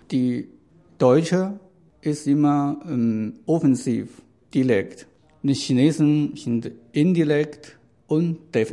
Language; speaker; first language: German; non-native, learner; Chinese